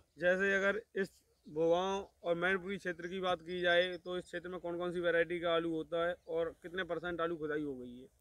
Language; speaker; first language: Hindi; native; Hindi